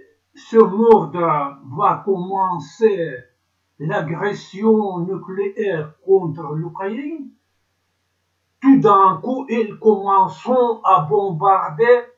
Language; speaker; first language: French; non-native, learner; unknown